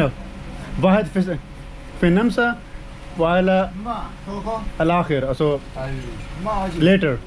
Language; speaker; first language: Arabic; non-native, learner; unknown